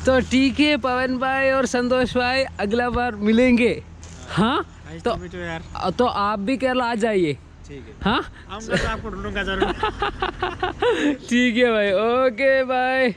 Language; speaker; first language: Hindi; non-native, local second language; Malayalam